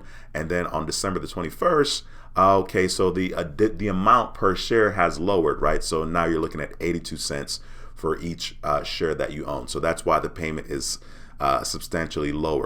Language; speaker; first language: English; native; English